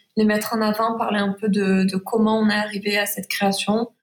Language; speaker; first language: French; native; French